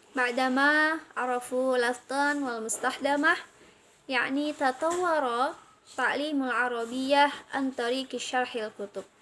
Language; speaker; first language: Arabic; non-native, learner; Indonesian